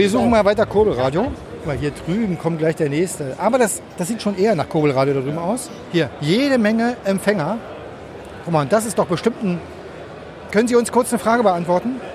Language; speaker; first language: German; native; German